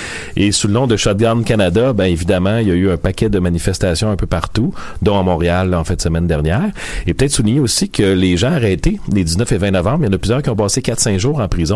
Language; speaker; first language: French; native; French